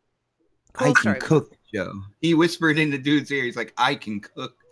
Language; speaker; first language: English; native; English